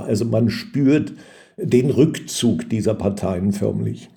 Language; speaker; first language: German; native; German